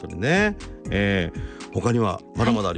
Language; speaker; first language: Japanese; native; Japanese